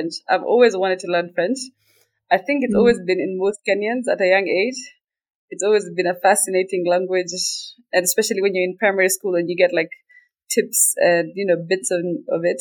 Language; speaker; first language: English; non-native, local second language; Somali